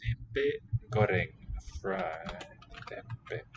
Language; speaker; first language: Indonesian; non-native, learner; English